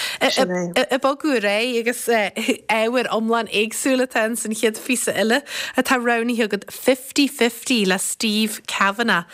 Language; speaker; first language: Irish; native; Irish